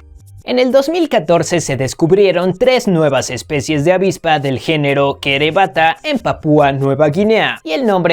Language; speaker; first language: Spanish; native; Spanish